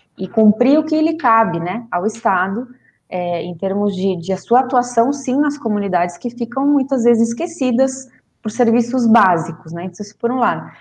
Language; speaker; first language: Portuguese; non-native, fluent; Spanish